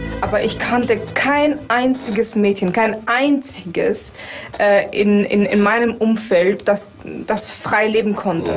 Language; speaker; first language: German; early bilingual, other home language; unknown